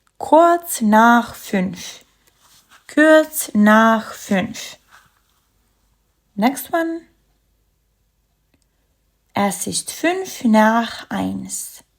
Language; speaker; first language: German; non-native, fluent; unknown